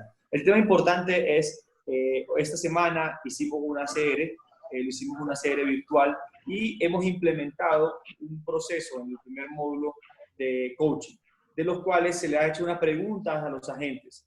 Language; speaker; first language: Spanish; native; Spanish